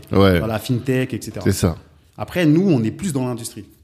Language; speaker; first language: French; native; French